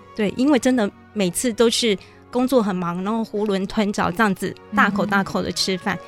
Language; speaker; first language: Chinese; native; Chinese